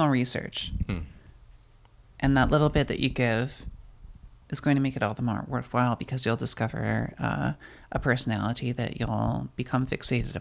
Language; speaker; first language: English; native; English